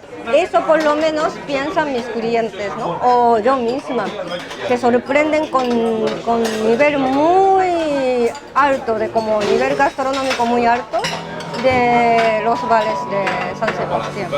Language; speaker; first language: Spanish; non-native, fluent; Japanese